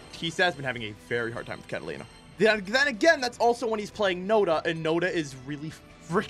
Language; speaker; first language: English; native; English